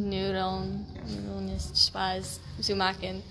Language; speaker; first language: German; non-native, learner; English